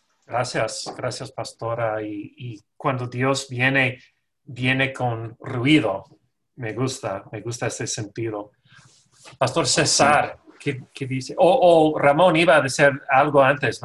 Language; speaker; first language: Spanish; non-native, fluent; English